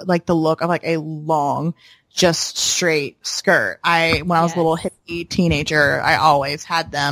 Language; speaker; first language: English; native; English